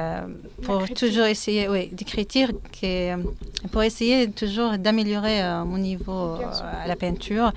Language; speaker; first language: French; non-native, fluent; Arabic